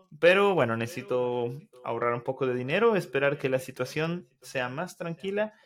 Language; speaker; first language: Spanish; native; Spanish